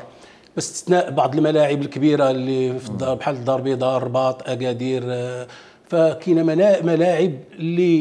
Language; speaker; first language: Arabic; native; Arabic